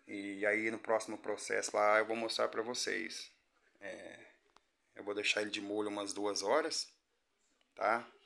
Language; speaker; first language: Portuguese; native; Portuguese